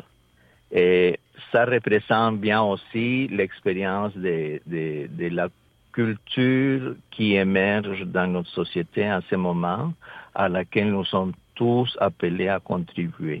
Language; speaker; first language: French; non-native, fluent; Spanish